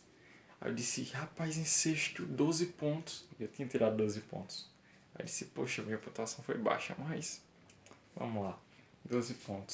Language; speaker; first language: Portuguese; native; Portuguese